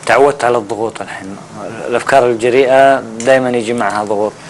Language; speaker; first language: Arabic; native; Arabic